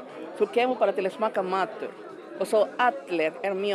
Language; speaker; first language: Icelandic; non-native, learner; Spanish